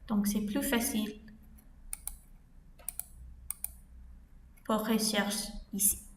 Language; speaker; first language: French; non-native, learner; English